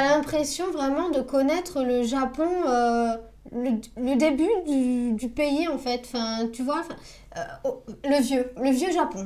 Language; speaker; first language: French; native; French